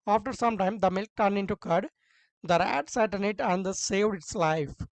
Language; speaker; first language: English; non-native, local second language; Telugu